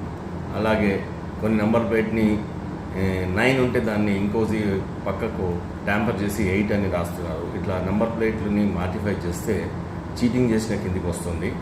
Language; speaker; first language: Telugu; native; Telugu